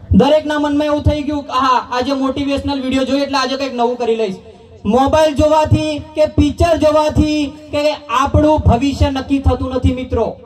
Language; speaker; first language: Gujarati; non-native, local second language; Rathawi